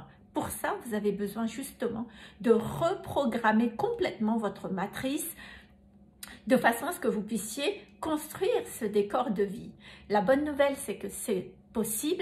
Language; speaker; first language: French; native; French